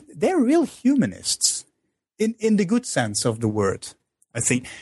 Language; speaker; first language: English; non-native, fluent; Dutch